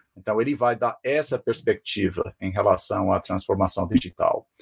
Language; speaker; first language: Portuguese; non-native, fluent; English